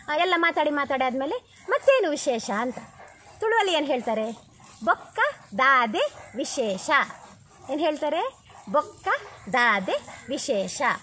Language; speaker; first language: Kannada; non-native, local second language; Tulu